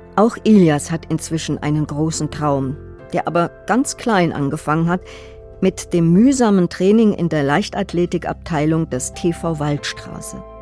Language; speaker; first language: German; native; German